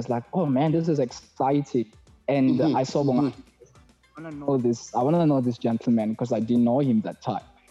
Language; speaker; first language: English; non-native, local second language; Tswana